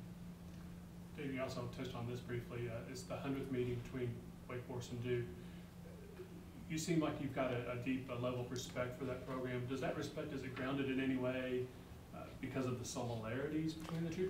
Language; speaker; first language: English; native; English